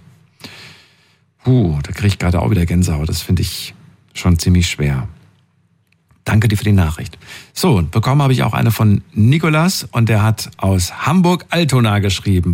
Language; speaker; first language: German; native; German